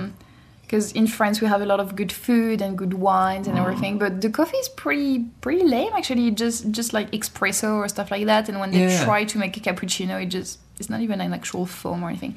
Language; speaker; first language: English; non-native, fluent; French